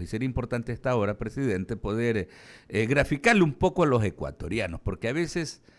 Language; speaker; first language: Spanish; native; Spanish